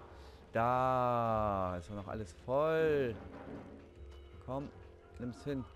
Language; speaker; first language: German; native; German